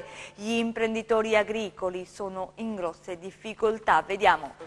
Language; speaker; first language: Italian; native; Italian